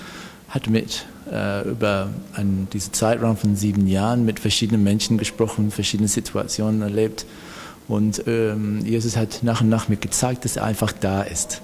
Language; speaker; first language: German; non-native, fluent; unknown